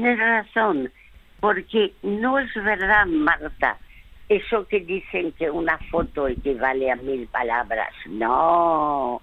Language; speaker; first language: Spanish; early bilingual, other home language; French